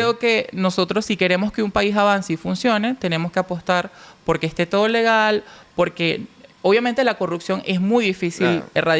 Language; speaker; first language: Spanish; native; Spanish